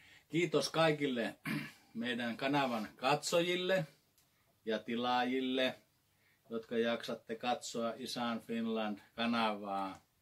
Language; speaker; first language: Finnish; native; Finnish